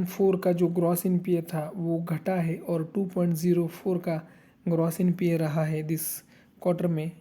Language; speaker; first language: Hindi; non-native, local second language; Marathi